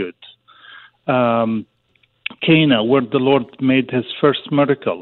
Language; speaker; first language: English; non-native, fluent; Arabic